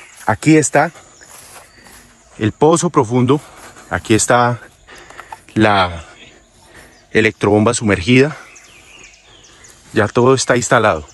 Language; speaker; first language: Spanish; native; Spanish